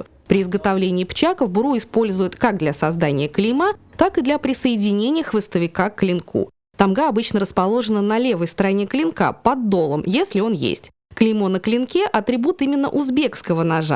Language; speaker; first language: Russian; native; Russian